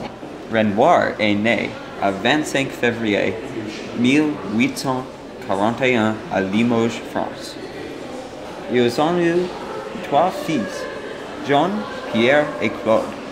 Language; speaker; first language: French; non-native, learner; English